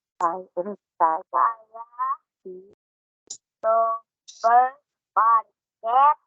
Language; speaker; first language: Indonesian; non-native, learner; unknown